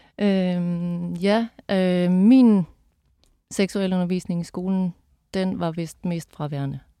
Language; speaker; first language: Danish; native; Danish